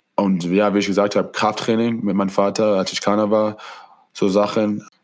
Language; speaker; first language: German; non-native, fluent; English